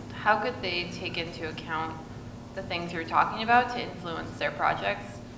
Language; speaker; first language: English; non-native, learner; Russian